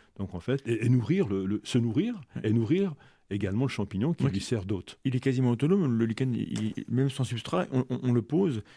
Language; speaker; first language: French; native; French